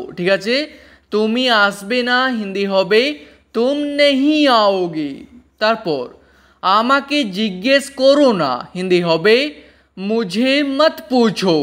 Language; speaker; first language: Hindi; non-native, fluent; Bangla